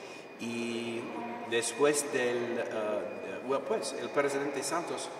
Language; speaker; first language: Spanish; non-native, fluent; English